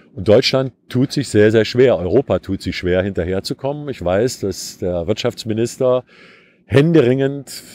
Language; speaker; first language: German; native; German